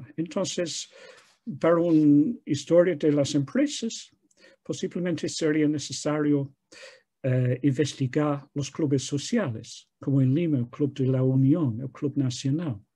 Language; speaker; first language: Spanish; non-native, fluent; English